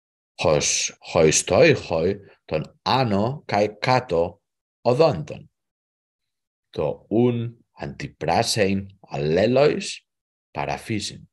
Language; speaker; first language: Greek; non-native, learner; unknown